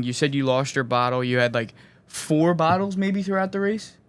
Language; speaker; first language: English; native; English